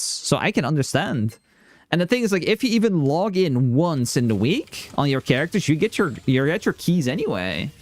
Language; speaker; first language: English; native; English